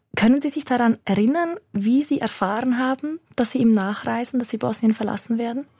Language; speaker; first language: German; native; German